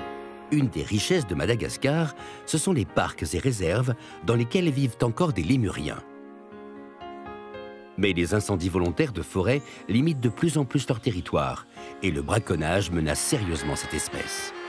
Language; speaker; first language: French; native; French